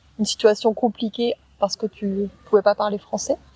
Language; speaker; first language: French; native; French